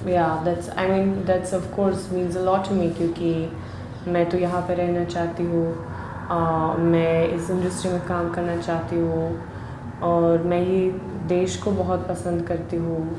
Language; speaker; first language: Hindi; non-native, learner; Swedish